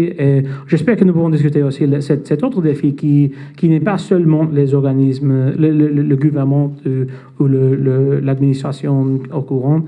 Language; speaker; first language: French; non-native, fluent; English